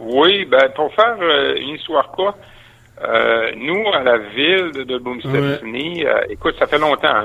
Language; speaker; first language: French; native; French